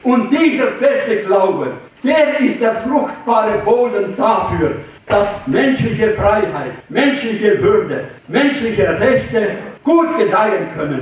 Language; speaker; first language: German; native; German